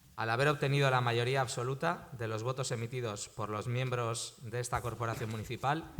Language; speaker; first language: Spanish; native; Spanish